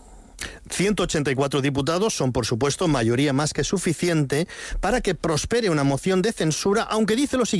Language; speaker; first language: Spanish; native; Spanish